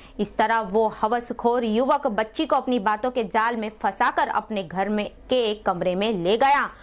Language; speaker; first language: Hindi; non-native, local second language; Gujarati